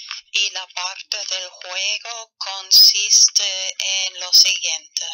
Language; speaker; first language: Spanish; non-native, fluent; German